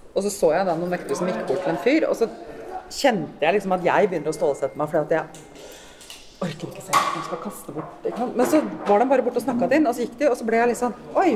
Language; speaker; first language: Norwegian; native; Norwegian